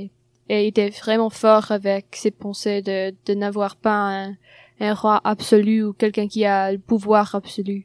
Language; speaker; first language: French; non-native, fluent; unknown